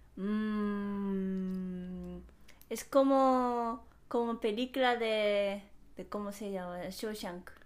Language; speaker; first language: Spanish; non-native, fluent; Japanese